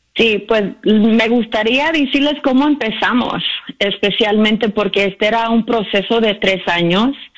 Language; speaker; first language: Spanish; early bilingual, heritage; Spanish